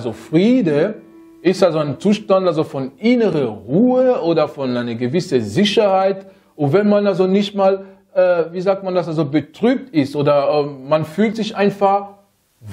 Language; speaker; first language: German; non-native, fluent; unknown